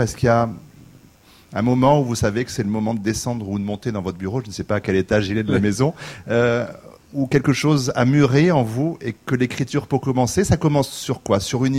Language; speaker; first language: French; native; French